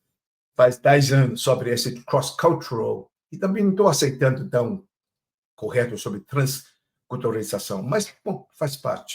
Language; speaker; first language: Portuguese; non-native, fluent; Chinese